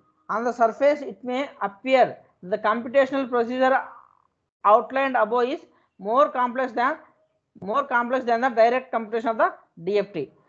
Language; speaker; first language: English; non-native, local second language; Telugu